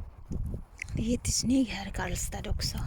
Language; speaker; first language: Swedish; non-native, learner; Filipino